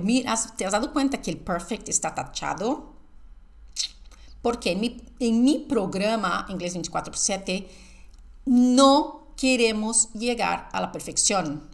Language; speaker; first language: Spanish; non-native, fluent; Portuguese